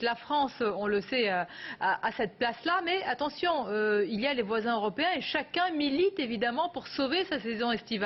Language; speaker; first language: French; native; French